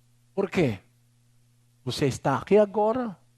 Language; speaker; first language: Portuguese; non-native, learner; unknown